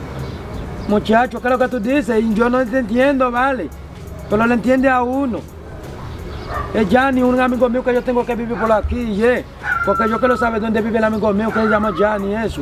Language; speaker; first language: Spanish; non-native, learner; Haitian Creole